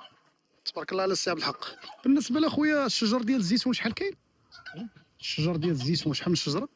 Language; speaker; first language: Arabic; native; Arabic